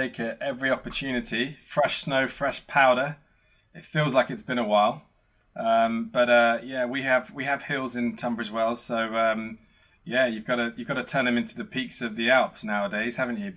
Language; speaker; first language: English; native; English